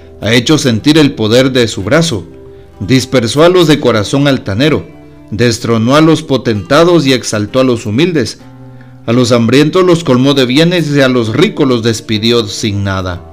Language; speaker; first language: Spanish; native; Spanish